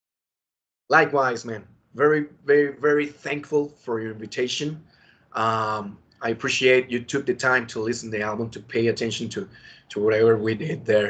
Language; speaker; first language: English; non-native, fluent; Spanish